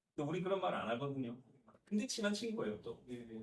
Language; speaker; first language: Korean; native; Korean